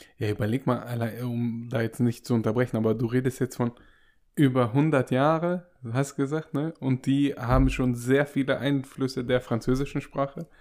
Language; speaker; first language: German; native; German